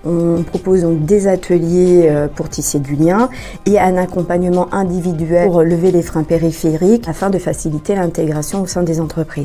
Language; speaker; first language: French; native; French